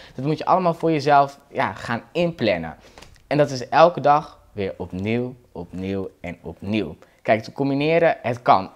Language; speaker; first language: Dutch; native; Dutch